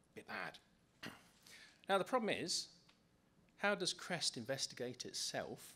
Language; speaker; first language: English; native; English